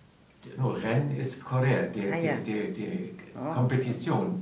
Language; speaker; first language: Spanish; non-native, learner; German